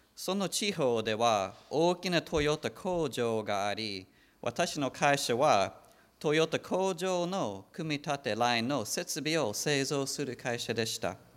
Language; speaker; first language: Japanese; non-native, fluent; English